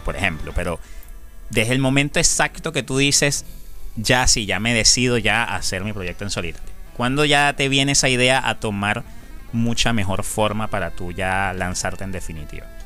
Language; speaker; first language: Spanish; native; Spanish